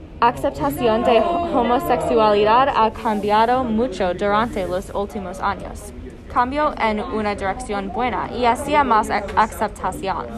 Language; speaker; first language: Spanish; non-native, learner; English